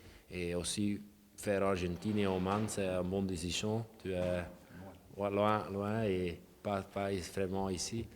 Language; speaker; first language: French; non-native, local second language; Dutch